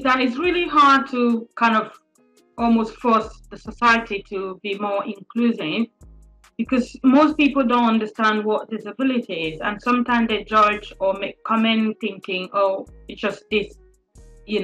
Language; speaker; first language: English; non-native, local second language; French